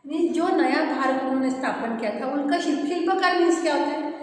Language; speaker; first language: Hindi; non-native, local second language; Marathi